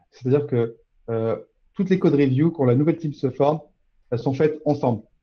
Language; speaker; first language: French; native; French